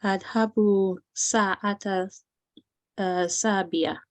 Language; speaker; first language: Arabic; non-native, learner; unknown